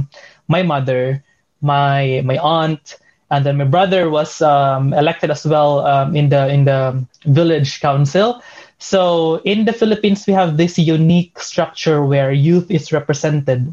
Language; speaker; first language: English; non-native, local second language; Waray